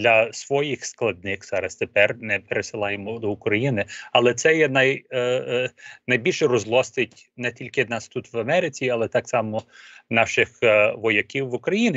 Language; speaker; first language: Ukrainian; early bilingual, heritage; Ukrainian